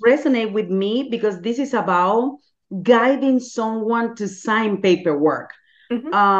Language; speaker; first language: English; non-native, fluent; Spanish